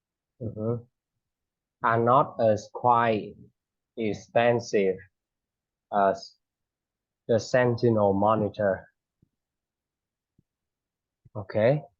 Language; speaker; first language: English; non-native, fluent; Vietnamese